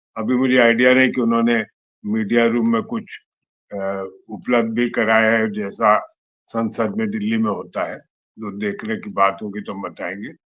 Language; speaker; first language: Hindi; native; Hindi